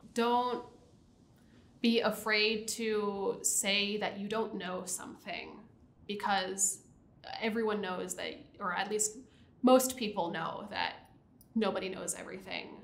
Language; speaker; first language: English; native; English